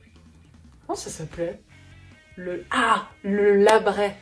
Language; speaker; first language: French; native; French